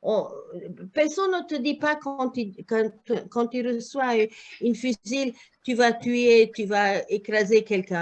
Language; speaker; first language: French; non-native, learner; Croatian